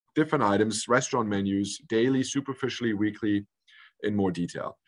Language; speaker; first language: English; early bilingual, other home language; German